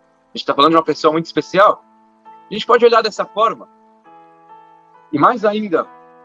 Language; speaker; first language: Portuguese; native; Portuguese